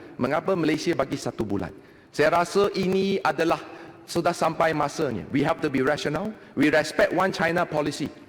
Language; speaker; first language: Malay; non-native, local second language; Chinese